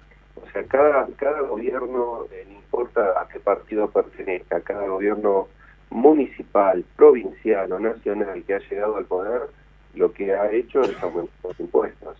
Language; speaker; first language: Spanish; native; Spanish